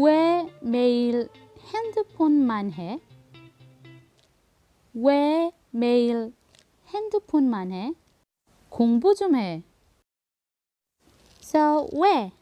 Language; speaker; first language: Korean; non-native, learner; Filipino